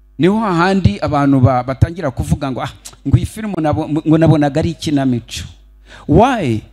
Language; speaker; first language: Kinyarwanda; early bilingual, heritage; Kinyarwanda